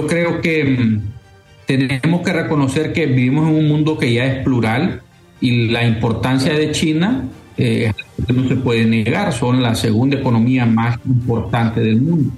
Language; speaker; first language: Spanish; native; Spanish